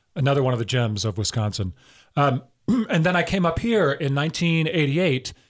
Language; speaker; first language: English; native; English